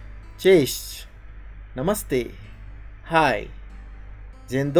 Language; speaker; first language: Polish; non-native, learner; Nepali